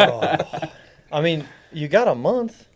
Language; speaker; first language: English; native; English